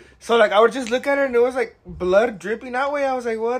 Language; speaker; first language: English; early bilingual, other home language; Spanish